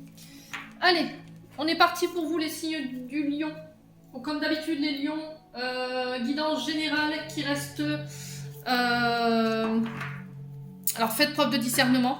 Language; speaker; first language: French; native; French